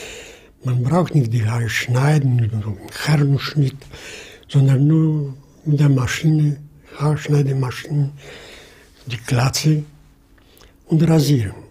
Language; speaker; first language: German; non-native, fluent; Polish